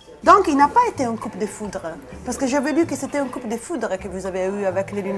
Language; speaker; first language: French; non-native, learner; Italian